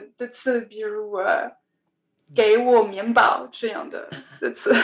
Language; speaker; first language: Chinese; non-native, learner; French